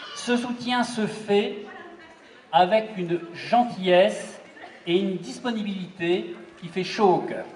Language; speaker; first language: French; native; French